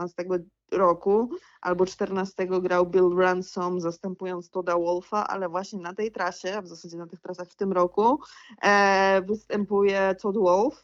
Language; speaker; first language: Polish; native; Polish